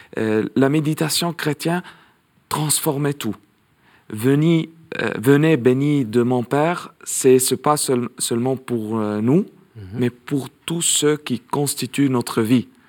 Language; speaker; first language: French; non-native, local second language; Arabic